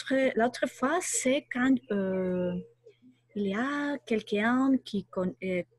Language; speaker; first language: French; non-native, learner; Spanish